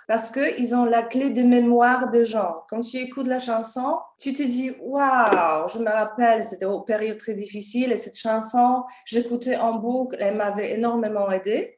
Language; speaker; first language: French; non-native, fluent; Polish